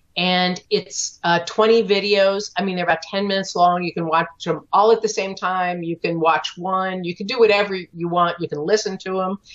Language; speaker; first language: English; native; English